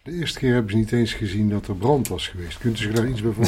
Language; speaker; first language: Dutch; native; Dutch